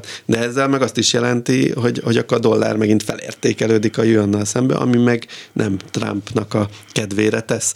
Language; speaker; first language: Hungarian; native; Hungarian